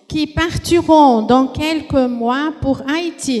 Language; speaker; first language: French; non-native, fluent; Portuguese